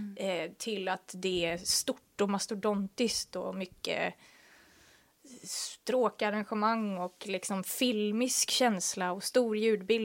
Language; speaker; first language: Swedish; native; Swedish